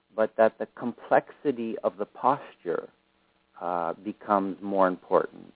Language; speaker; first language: English; native; English